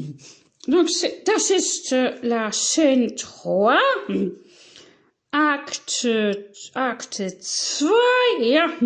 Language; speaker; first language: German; non-native, learner; French